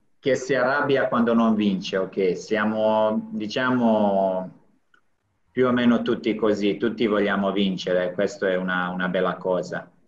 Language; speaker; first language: Italian; non-native, fluent; Serbian